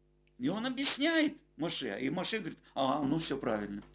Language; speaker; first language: Russian; native; Russian